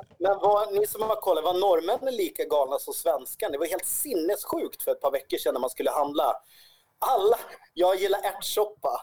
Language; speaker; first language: Swedish; native; Swedish